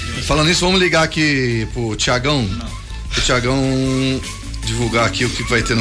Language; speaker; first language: Portuguese; native; Portuguese